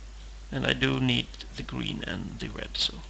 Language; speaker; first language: English; non-native, fluent; Swedish